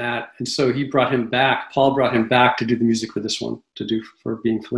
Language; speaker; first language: English; native; English